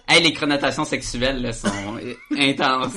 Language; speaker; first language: French; native; French